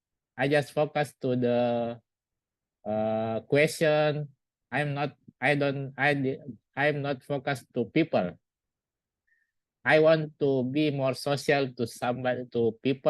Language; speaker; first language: English; non-native, learner; Indonesian